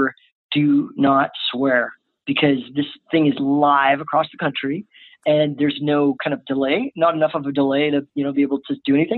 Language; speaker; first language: English; native; English